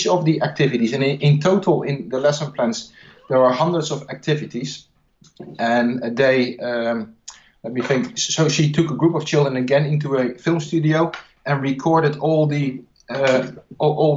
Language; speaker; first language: English; non-native, fluent; Dutch